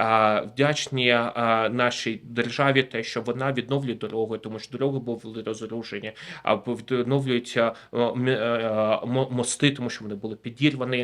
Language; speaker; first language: Ukrainian; native; Ukrainian